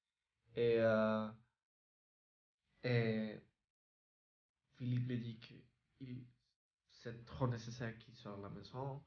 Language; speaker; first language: French; non-native, learner; Spanish